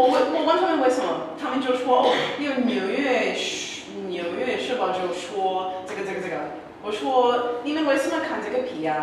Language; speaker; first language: Chinese; non-native, learner; English